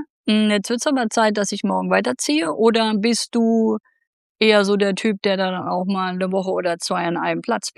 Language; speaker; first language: German; native; German